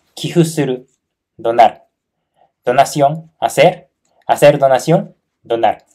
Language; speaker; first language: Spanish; non-native, fluent; Japanese